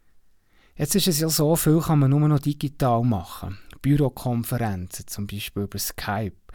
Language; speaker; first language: German; native; German